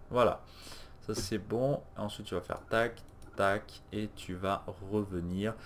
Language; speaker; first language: French; native; French